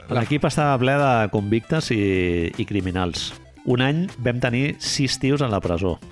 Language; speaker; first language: Catalan; native; Catalan